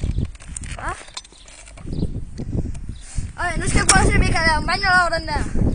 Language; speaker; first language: Danish; native; Danish